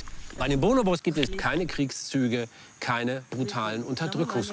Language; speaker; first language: German; native; German